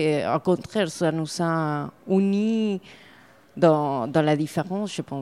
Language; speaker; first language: French; non-native, fluent; Spanish